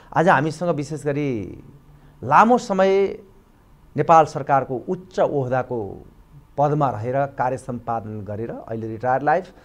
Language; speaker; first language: Nepali; native; Nepali